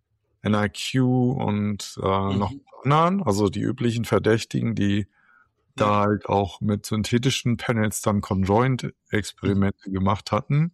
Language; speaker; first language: German; native; German